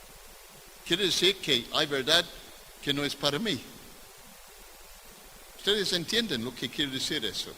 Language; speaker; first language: Spanish; non-native, fluent; English